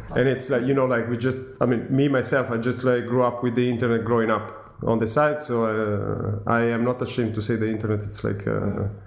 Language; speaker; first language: English; non-native, fluent; Italian